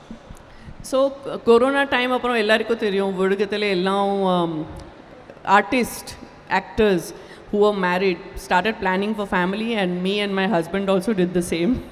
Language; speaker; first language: Tamil; non-native, local second language; Gujarati